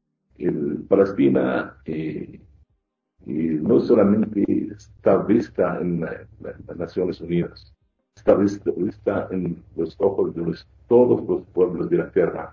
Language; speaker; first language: Spanish; non-native, fluent; Arabic